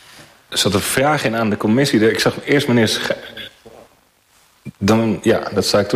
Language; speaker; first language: Dutch; native; Dutch